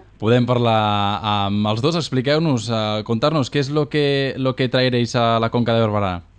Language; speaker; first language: Catalan; native; Catalan